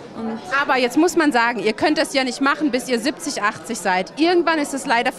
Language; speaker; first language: German; native; German